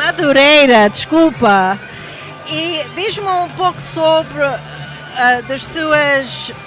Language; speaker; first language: Portuguese; early bilingual, heritage; Portuguese